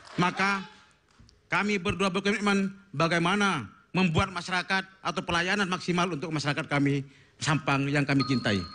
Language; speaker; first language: Indonesian; non-native, local second language; Madurese